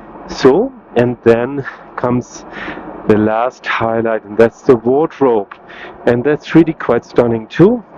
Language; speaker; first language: English; non-native, fluent; German